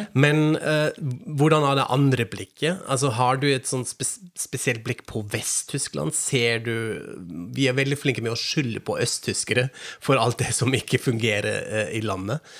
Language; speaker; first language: Norwegian; non-native, fluent; German